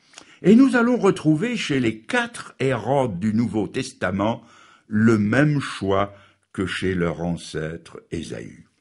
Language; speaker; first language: French; native; French